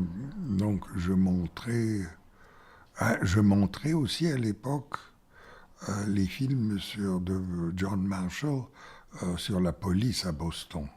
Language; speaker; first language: French; non-native, fluent; Bulgarian